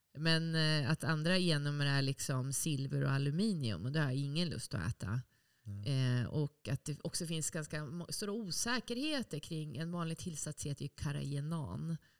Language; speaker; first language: Swedish; native; Swedish